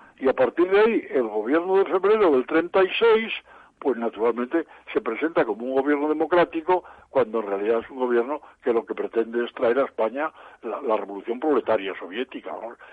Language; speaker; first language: Spanish; native; Spanish